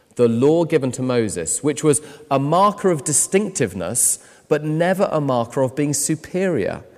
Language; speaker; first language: English; native; English